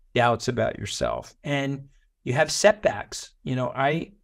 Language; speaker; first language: English; native; English